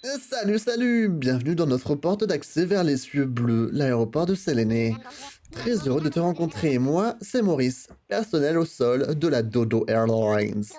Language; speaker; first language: French; native; French